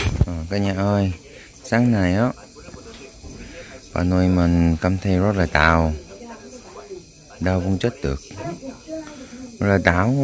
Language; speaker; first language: Vietnamese; non-native, learner; Korean